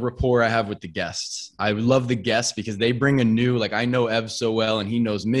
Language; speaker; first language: English; native; English